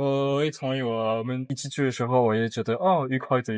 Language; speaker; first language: Chinese; non-native, learner; French